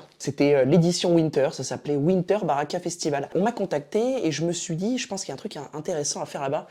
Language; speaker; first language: French; native; French